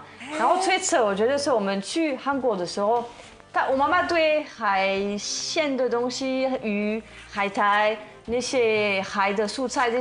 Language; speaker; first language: Chinese; non-native, fluent; French